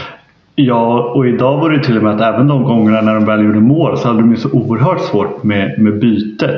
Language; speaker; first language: Swedish; native; Swedish